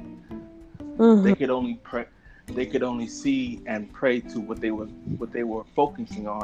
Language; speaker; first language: English; native; English